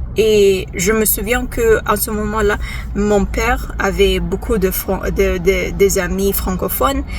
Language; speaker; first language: French; non-native, learner; English